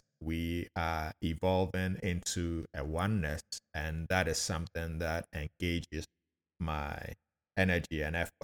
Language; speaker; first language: English; non-native, local second language; Akan